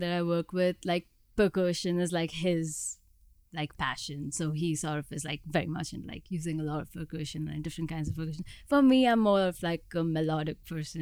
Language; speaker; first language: English; non-native, local second language; Hindi